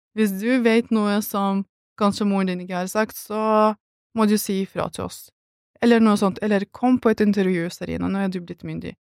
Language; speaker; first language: Norwegian; early bilingual, other home language; Russian